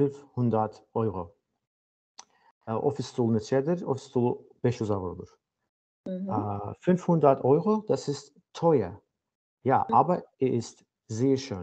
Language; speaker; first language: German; non-native, learner; Azerbaijani